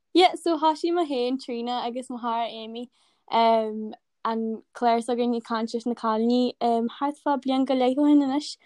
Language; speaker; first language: Irish; native; Irish